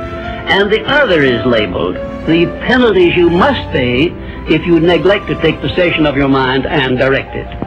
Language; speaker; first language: English; native; English